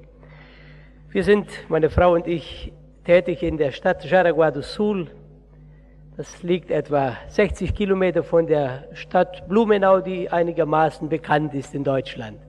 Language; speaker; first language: German; early bilingual, heritage; Portuguese